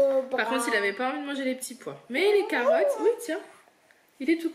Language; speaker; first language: French; native; French